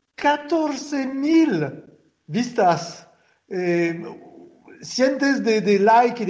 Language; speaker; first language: Spanish; non-native, fluent; French